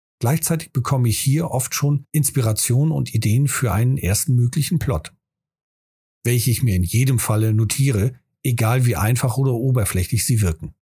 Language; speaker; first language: German; native; German